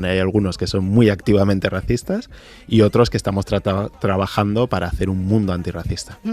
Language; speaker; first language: Spanish; early bilingual, other home language; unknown